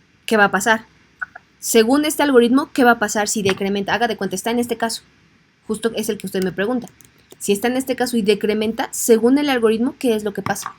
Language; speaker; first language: Spanish; native; Spanish